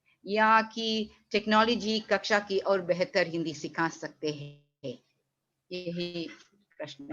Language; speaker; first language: Hindi; early bilingual, heritage; Hindi